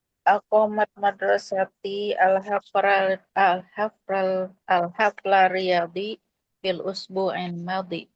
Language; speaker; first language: Arabic; non-native, learner; Indonesian